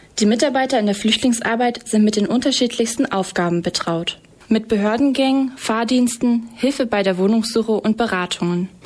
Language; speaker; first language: German; native; German